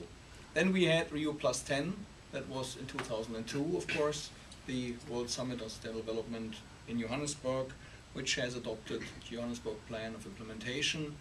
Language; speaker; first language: English; non-native, fluent; German